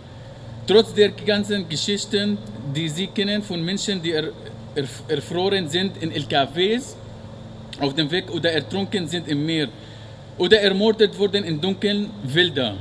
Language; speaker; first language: German; non-native, learner; Arabic